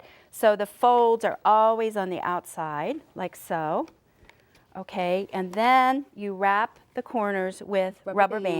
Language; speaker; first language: English; native; English